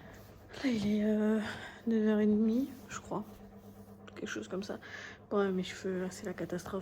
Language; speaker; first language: French; native; French